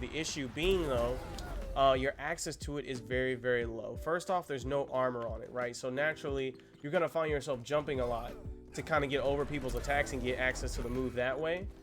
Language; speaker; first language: English; native; English